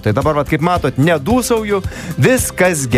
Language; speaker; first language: Lithuanian; native; Lithuanian